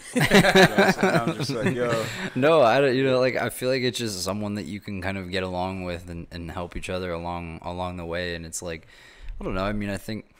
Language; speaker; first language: English; native; English